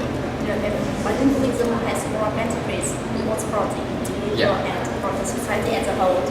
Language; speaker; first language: English; non-native, learner; Vietnamese